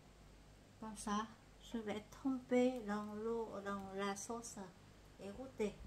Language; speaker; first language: French; non-native, fluent; Vietnamese